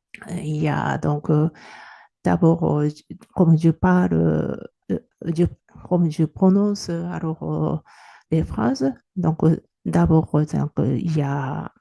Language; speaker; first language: French; non-native, fluent; Japanese